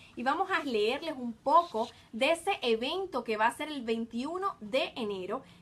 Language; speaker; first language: Spanish; native; Spanish